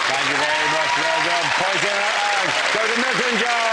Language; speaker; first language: English; native; English